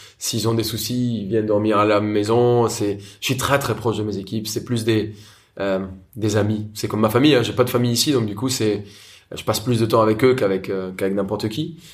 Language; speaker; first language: French; non-native, fluent; Spanish